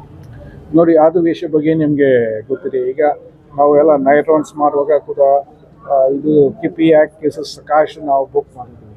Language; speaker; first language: Kannada; non-native, local second language; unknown